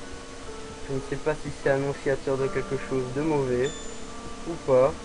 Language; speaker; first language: French; native; French